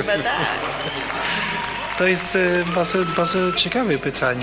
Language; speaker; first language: Polish; non-native, fluent; English